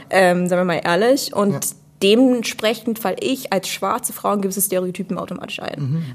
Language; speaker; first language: German; non-native, fluent; English